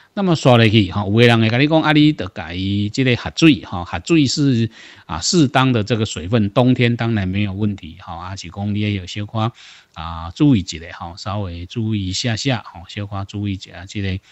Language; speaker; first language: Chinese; non-native, local second language; Min Nan Chinese